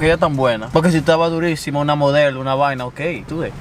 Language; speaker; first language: Spanish; early bilingual, heritage; Spanish